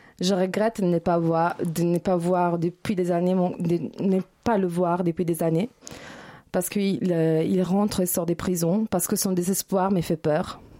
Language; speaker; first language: French; non-native, fluent; Italian